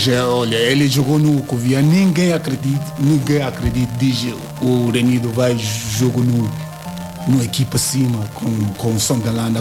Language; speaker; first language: Portuguese; non-native, learner; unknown